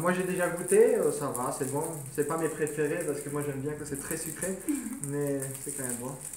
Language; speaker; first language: French; native; French